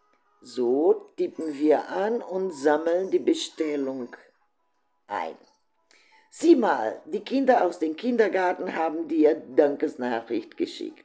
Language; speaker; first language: German; non-native, fluent; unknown